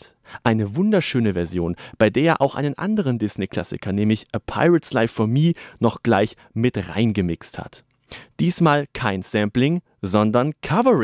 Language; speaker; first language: German; native; German